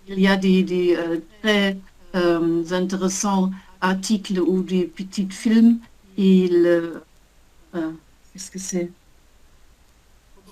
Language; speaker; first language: French; non-native, learner; German